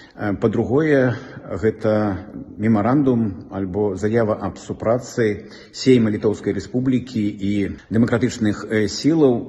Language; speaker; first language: Belarusian; native; Belarusian